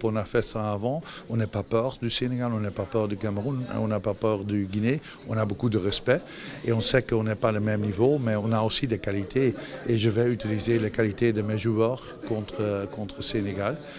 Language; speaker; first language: French; non-native, local second language; Dutch